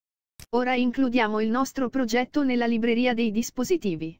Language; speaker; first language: Italian; native; Italian